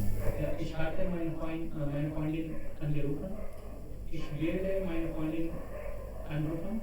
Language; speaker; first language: German; non-native, learner; Hindi